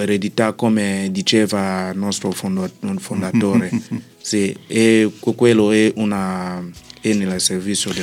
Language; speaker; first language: Italian; non-native, learner; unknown